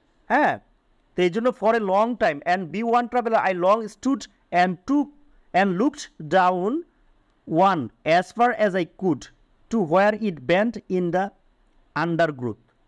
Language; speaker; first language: English; non-native, local second language; Bangla